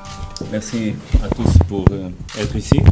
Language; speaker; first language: French; non-native, fluent; Portuguese